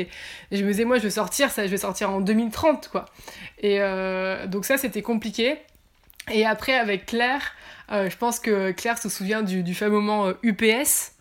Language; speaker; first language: French; native; French